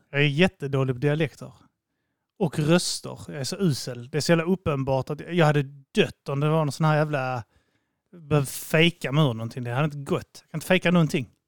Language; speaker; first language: Swedish; native; Swedish